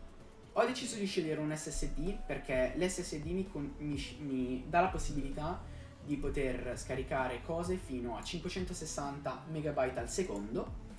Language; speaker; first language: Italian; native; Italian